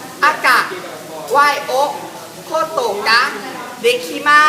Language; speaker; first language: Japanese; non-native, learner; Thai